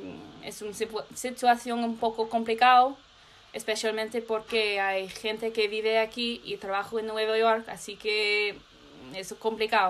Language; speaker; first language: Spanish; non-native, learner; English